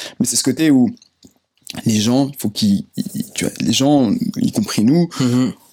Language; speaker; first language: French; native; French